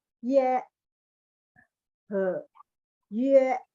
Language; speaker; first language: Chinese; non-native, learner; Indonesian